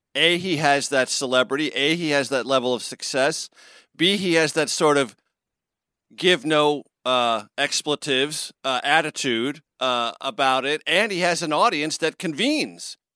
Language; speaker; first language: English; native; English